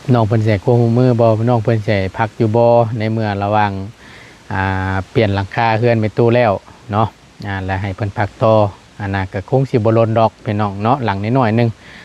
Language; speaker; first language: Lao; native; Lao